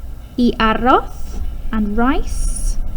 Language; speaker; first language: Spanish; non-native, fluent; English